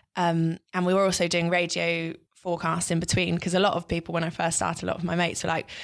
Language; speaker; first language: English; native; English